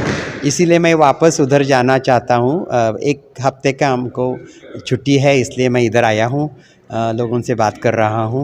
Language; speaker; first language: Hindi; non-native, local second language; Marathi